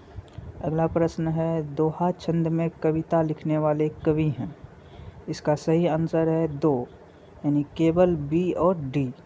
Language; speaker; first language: Hindi; native; Hindi